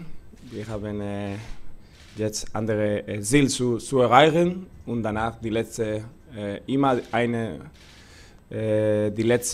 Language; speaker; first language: German; non-native, learner; Spanish